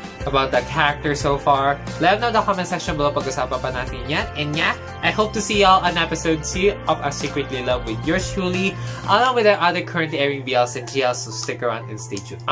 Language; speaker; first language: English; non-native, local second language; Filipino